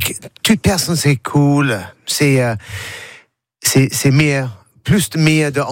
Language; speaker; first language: French; non-native, learner; English